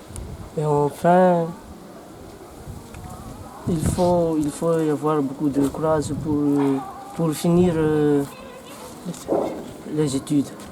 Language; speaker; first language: French; non-native, local second language; Malagasy